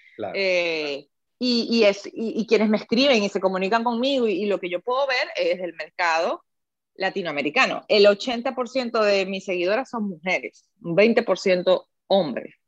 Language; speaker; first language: Spanish; native; Spanish